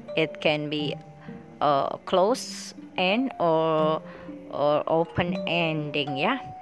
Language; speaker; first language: English; non-native, fluent; Indonesian